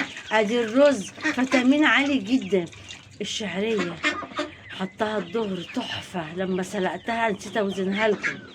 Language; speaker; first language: Arabic; native; Arabic